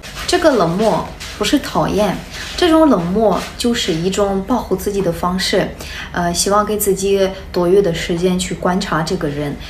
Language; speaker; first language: Chinese; non-native, fluent; Russian